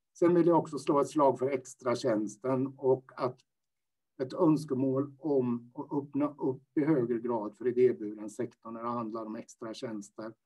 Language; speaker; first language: Swedish; native; Swedish